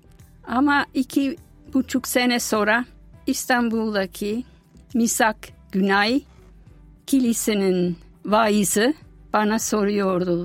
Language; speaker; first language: Turkish; non-native, fluent; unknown